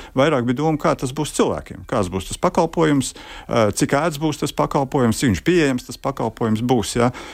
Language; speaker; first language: Latvian; native; Latvian